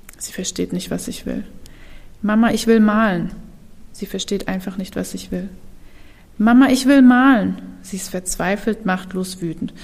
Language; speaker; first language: German; early bilingual, other home language; Kurdish